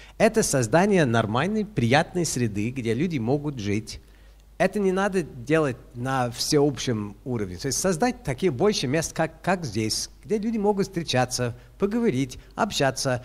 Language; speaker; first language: Russian; non-native, fluent; English